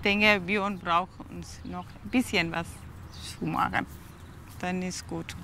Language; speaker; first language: German; non-native, learner; Tamil